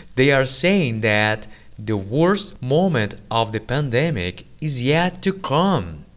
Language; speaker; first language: English; non-native, fluent; Portuguese